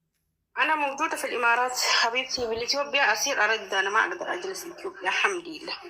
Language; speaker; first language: Arabic; non-native, learner; Oromo